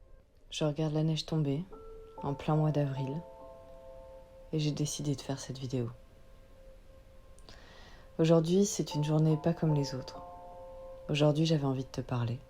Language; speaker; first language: French; native; French